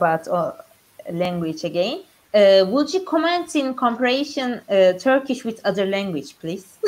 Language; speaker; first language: English; non-native, learner; Turkish